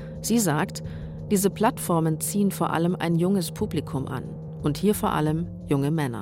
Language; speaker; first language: German; native; German